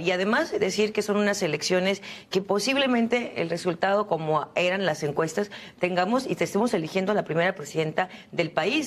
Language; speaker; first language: Spanish; native; Spanish